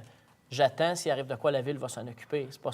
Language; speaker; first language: French; native; French